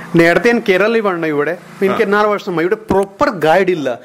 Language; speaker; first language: Malayalam; non-native, learner; Hindi